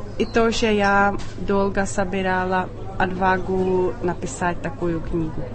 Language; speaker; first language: Russian; non-native, fluent; Czech